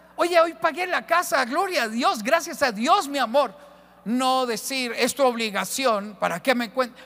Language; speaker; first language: Spanish; native; Spanish